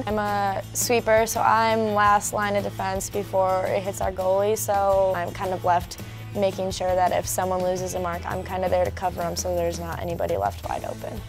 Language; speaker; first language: English; native; English